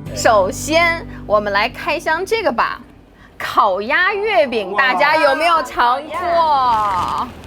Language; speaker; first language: Chinese; native; Chinese